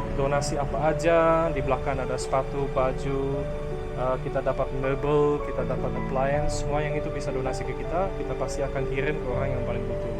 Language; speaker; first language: Indonesian; early bilingual, other home language; Dutch